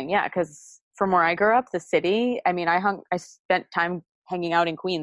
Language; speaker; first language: English; native; English